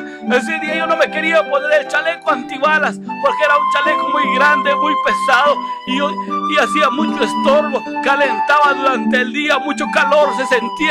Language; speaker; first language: Spanish; native; Spanish